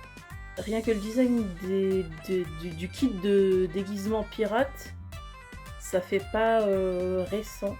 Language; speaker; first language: French; native; French